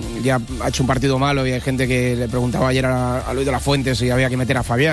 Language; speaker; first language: Spanish; native; Spanish